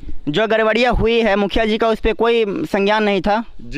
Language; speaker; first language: Hindi; native; Hindi